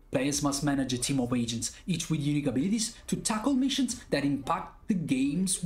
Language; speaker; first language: English; non-native, fluent; Italian